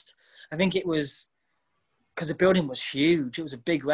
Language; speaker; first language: English; native; English